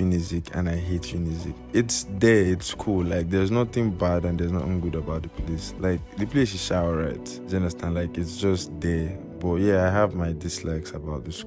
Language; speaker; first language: English; non-native, local second language; Igbo